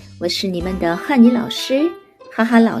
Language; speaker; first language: Chinese; non-native, fluent; Korean